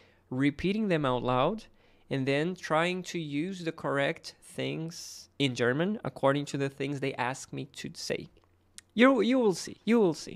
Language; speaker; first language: English; non-native, fluent; Portuguese